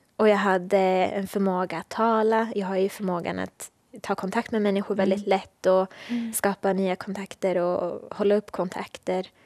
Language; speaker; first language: Swedish; early bilingual, other home language; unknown